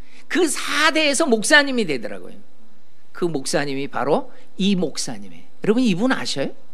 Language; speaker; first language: Korean; native; Korean